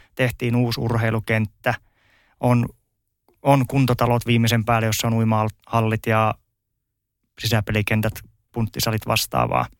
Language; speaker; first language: Finnish; native; Finnish